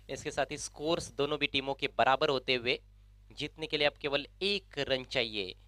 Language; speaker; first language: Hindi; non-native, local second language; Marathi